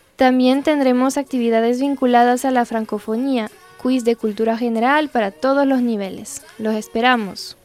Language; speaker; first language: Spanish; non-native, fluent; French